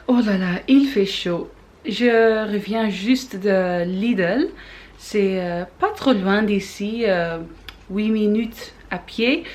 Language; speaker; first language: French; non-native, learner; Dutch